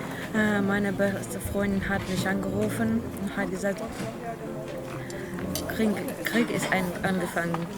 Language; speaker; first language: German; non-native, learner; Ukrainian